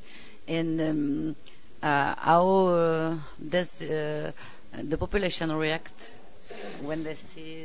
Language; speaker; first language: English; non-native, learner; French